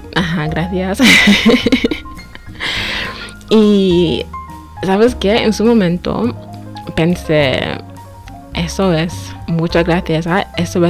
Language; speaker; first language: Spanish; non-native, fluent; English